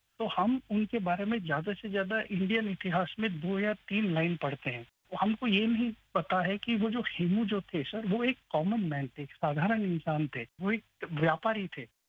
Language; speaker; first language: Hindi; non-native, local second language; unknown